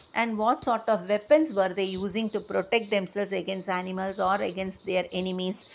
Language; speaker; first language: English; non-native, local second language; Tamil